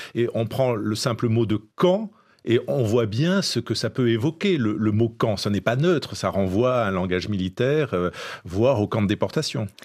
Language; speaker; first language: French; native; French